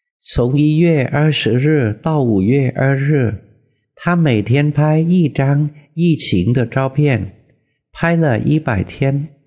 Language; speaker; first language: Chinese; non-native, fluent; Vietnamese